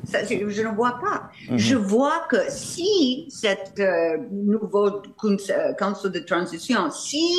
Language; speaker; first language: French; non-native, fluent; English